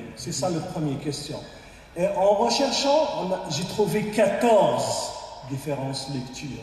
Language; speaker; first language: French; non-native, local second language; Arabic